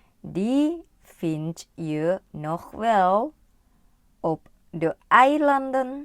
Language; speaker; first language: Dutch; non-native, learner; Thai